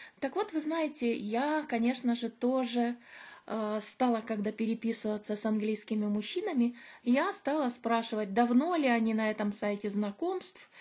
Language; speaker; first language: Russian; native; Russian